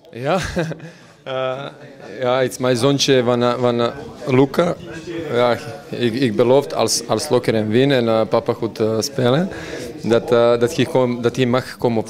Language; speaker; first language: Dutch; non-native, learner; Serbian